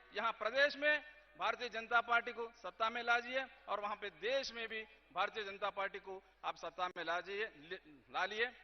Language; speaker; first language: Hindi; non-native, local second language; Telugu